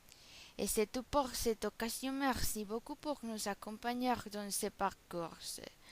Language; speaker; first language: French; non-native, learner; Spanish